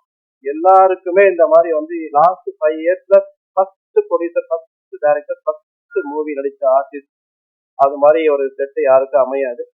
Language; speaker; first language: Tamil; native; Tamil